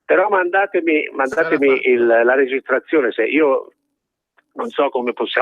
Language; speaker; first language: Italian; native; Italian